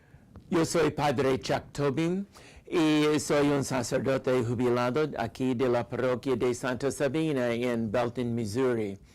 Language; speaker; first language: Spanish; non-native, fluent; English